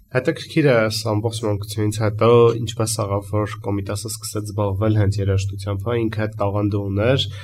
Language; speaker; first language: Armenian; native; Armenian